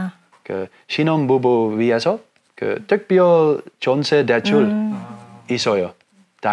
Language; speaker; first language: Korean; non-native, learner; Dutch